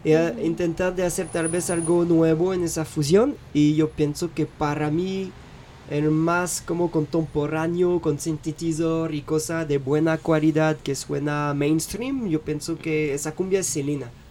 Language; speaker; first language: Spanish; non-native, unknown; French